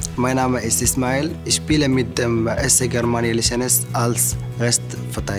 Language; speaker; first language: German; non-native, learner; Arabic